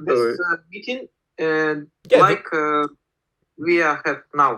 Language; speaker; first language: English; non-native, learner; Russian